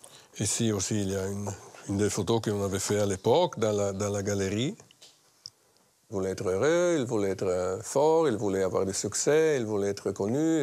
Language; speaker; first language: French; non-native, fluent; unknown